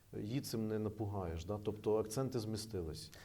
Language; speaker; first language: Ukrainian; native; Ukrainian